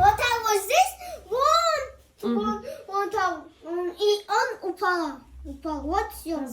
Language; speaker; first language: Russian; early bilingual, other home language; Tajik